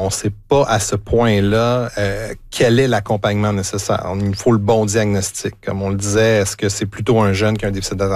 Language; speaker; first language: French; native; French